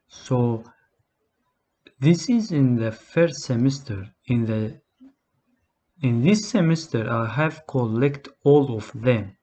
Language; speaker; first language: English; non-native, learner; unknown